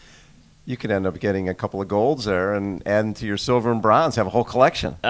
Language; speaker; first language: English; native; English